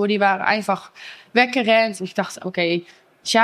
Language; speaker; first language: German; non-native, learner; Dutch